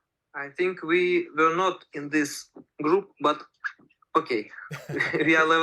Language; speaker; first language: English; non-native, learner; Russian